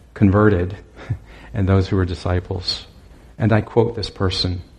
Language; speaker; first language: English; native; English